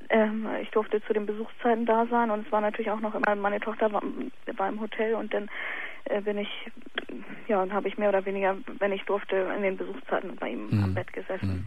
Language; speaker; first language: German; native; German